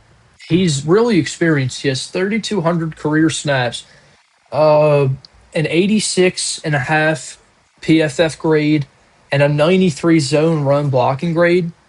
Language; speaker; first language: English; native; English